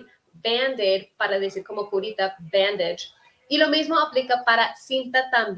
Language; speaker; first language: Spanish; early bilingual, heritage; Spanish